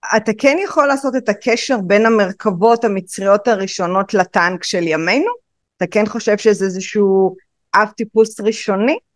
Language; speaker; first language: Hebrew; native; Hebrew